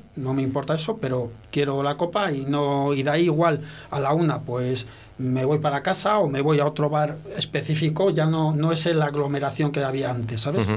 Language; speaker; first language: Spanish; early bilingual, heritage; French